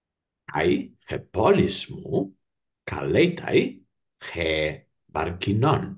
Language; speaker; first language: Greek; non-native, learner; Spanish